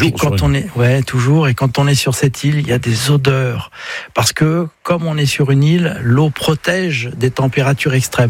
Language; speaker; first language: French; native; French